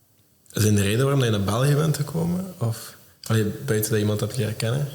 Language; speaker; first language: Dutch; native; Dutch